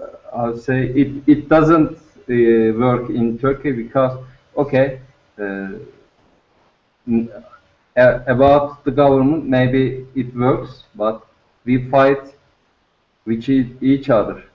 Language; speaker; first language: English; non-native, learner; Turkish